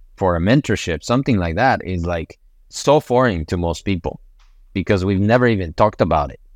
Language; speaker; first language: English; non-native, fluent; Spanish